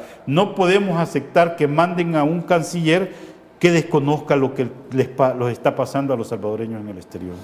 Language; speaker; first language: Spanish; native; Spanish